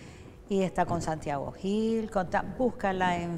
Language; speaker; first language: Spanish; native; Spanish